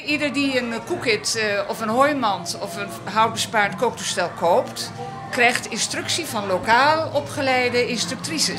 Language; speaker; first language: Dutch; native; Dutch